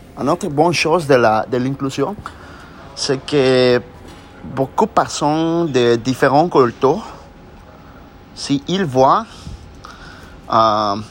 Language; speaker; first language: French; non-native, learner; Spanish